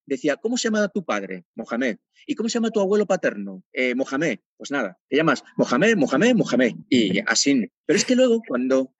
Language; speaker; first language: Spanish; non-native, fluent; Berber languages